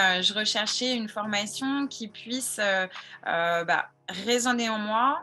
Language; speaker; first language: French; native; French